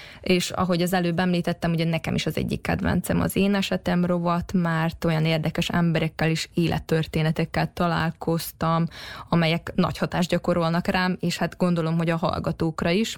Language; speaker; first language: Hungarian; native; Hungarian